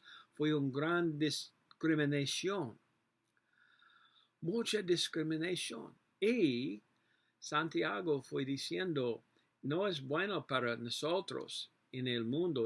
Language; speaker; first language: Spanish; non-native, learner; English